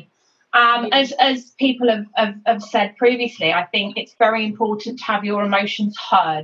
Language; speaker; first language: English; native; English